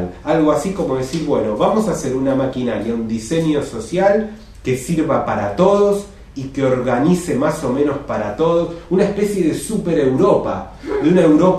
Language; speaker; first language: Spanish; native; Spanish